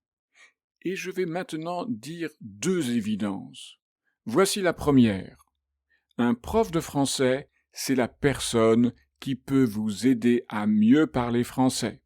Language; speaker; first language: French; native; French